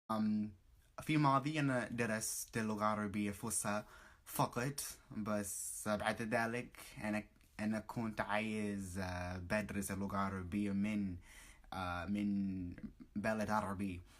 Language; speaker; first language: Arabic; non-native, learner; English